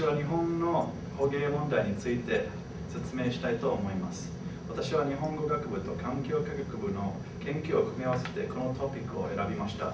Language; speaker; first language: Japanese; non-native, fluent; English